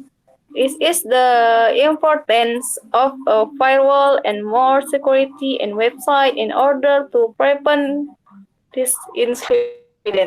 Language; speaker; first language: English; non-native, learner; Indonesian